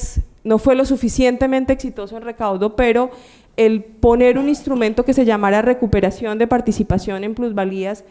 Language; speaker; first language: Spanish; native; Spanish